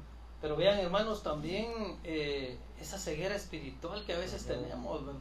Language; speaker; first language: Spanish; native; Spanish